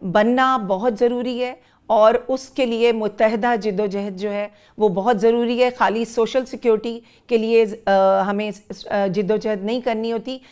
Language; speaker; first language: Urdu; native; Urdu